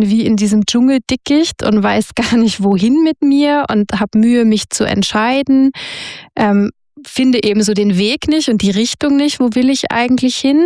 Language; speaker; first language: German; native; German